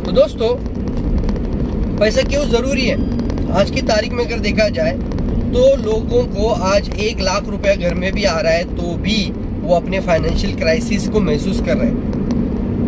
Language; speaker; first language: Hindi; non-native, local second language; Marathi